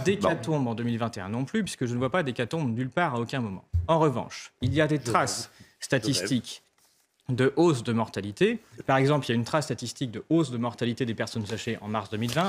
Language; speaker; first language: French; native; French